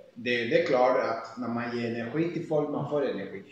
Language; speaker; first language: Swedish; non-native, fluent; Spanish